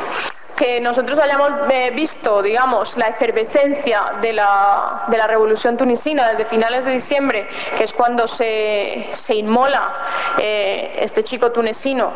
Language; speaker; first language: Spanish; native; Spanish